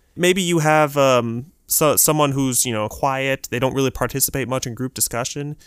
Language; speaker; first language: English; early bilingual, other home language; Urdu